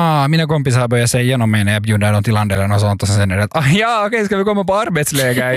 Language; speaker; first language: Swedish; native; Swedish